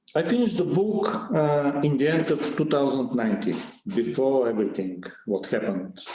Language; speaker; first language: English; non-native, fluent; Bulgarian